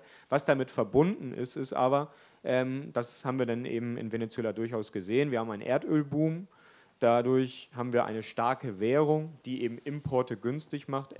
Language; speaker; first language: German; native; German